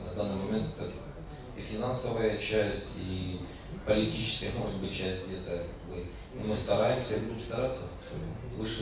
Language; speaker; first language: Russian; native; Russian